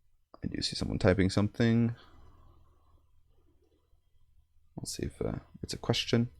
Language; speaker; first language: English; native; English